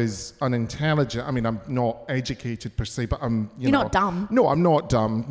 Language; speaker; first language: English; native; English